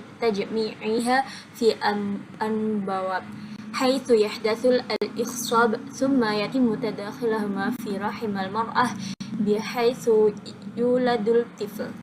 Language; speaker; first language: Arabic; non-native, learner; Indonesian